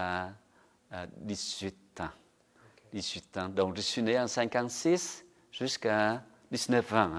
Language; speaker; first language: French; non-native, fluent; Vietnamese